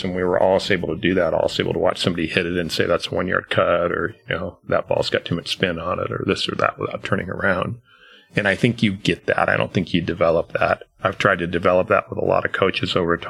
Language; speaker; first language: English; native; English